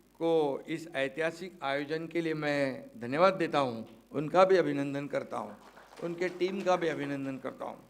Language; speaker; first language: Hindi; non-native, local second language; Marathi